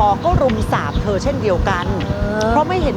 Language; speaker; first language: Thai; native; Thai